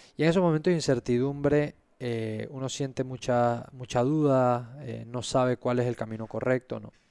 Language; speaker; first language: Spanish; native; Spanish